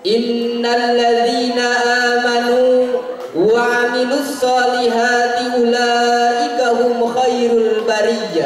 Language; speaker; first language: Arabic; non-native, learner; Indonesian